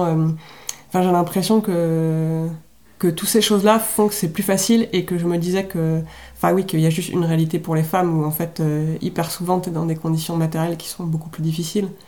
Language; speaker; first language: French; native; French